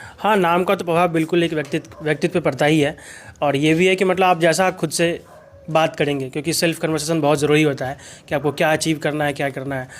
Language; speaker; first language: Hindi; native; Hindi